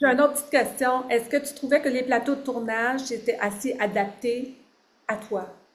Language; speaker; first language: French; native; French